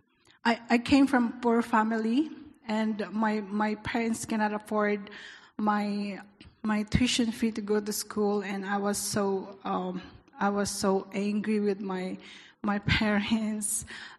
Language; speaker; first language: English; non-native, local second language; Iloko